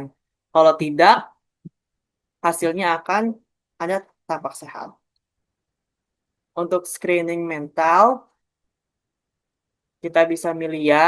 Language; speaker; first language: Indonesian; native; Indonesian